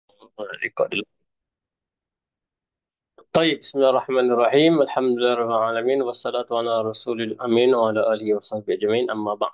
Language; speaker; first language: Arabic; non-native, fluent; Malay